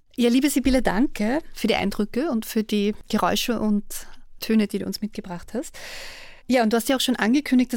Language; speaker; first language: German; native; German